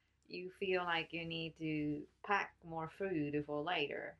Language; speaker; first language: English; non-native, fluent; Japanese